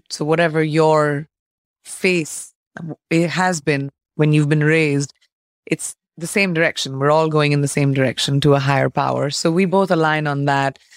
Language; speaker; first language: English; non-native, local second language; Hindi